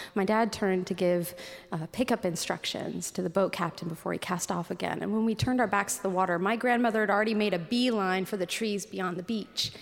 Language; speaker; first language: English; native; English